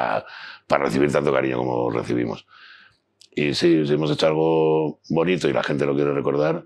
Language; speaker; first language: Spanish; native; Spanish